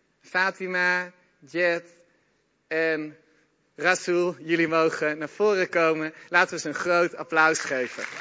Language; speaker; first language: Dutch; native; Dutch